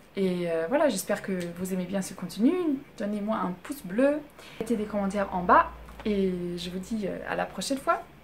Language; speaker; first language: French; non-native, fluent; German